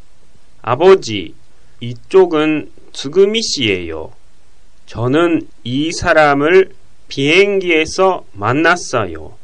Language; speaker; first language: Korean; non-native, fluent; Japanese